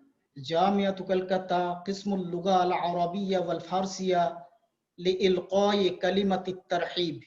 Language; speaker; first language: Arabic; non-native, fluent; Bangla